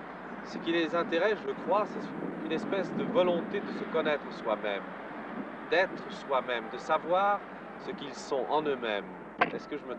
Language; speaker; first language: French; native; French